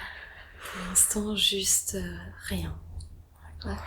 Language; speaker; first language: French; native; French